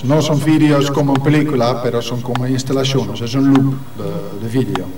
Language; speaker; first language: Spanish; non-native, learner; Dutch